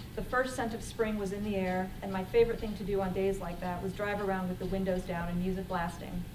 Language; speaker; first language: English; native; English